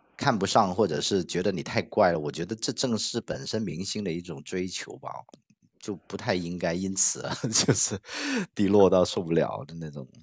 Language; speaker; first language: Chinese; non-native, local second language; Cantonese